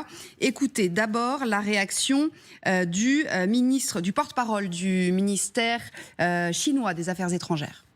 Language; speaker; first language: French; native; French